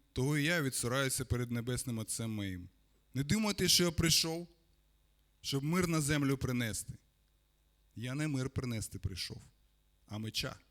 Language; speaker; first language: Ukrainian; non-native, local second language; Russian